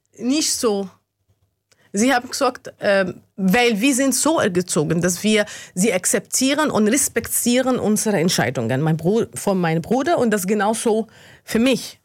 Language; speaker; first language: German; non-native, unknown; Arabic